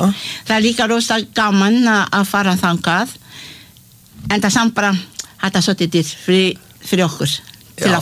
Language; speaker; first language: Icelandic; non-native, learner; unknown